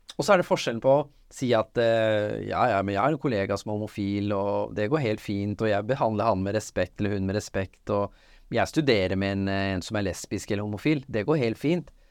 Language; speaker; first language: Norwegian; early bilingual, other home language; Urdu